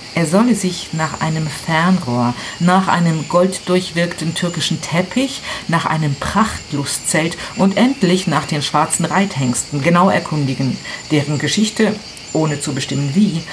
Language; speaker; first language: German; non-native, fluent; Italian